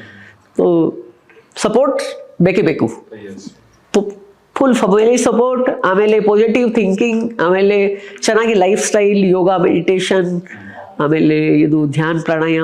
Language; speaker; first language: Kannada; non-native, local second language; Hindi